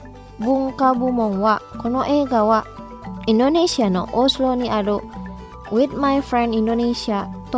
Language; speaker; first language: Japanese; non-native, fluent; Indonesian